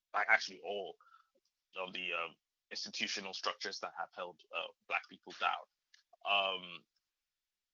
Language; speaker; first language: English; non-native, local second language; Yoruba